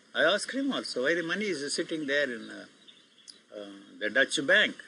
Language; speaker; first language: English; non-native, local second language; Telugu